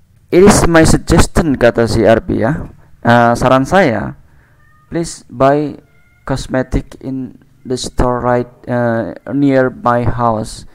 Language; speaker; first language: English; non-native, fluent; Indonesian